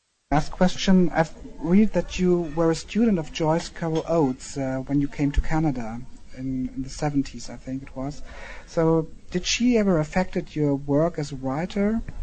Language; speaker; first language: English; non-native, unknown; German